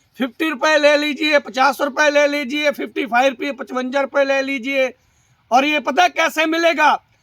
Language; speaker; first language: Hindi; non-native, local second language; Punjabi